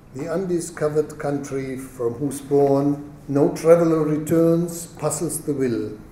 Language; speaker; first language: English; non-native, fluent; German